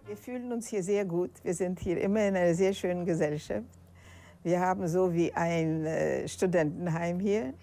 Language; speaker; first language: German; non-native, fluent; Lithuanian